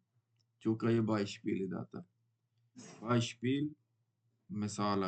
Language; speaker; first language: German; non-native, learner; Baluchi